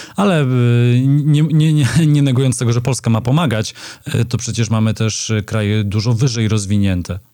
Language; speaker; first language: Polish; native; Polish